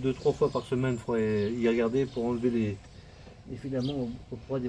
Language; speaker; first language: French; native; French